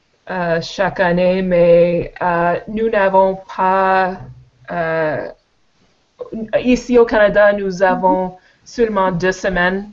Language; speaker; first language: French; non-native, learner; English